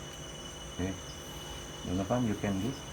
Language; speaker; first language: English; non-native, learner; Indonesian